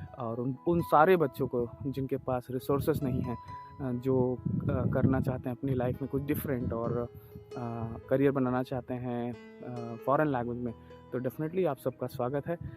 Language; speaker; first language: Hindi; native; Hindi